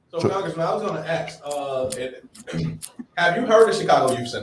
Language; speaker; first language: English; native; English